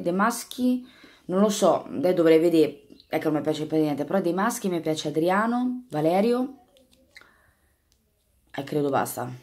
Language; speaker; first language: Italian; native; Italian